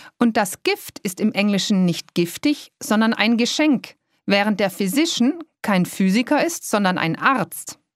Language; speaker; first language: German; native; German